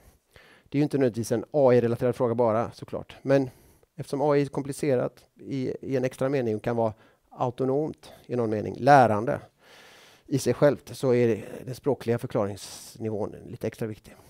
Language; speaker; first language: Swedish; native; Swedish